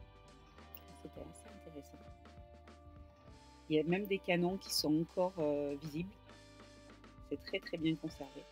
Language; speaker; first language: French; native; French